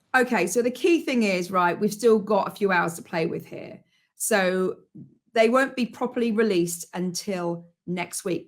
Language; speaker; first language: English; native; English